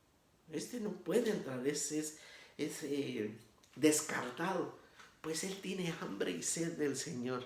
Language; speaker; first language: Spanish; native; Spanish